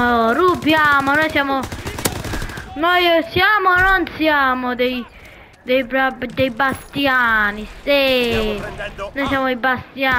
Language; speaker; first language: Italian; native; Italian